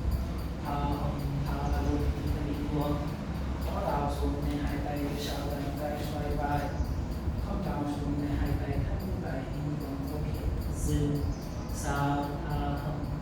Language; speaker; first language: Vietnamese; non-native, learner; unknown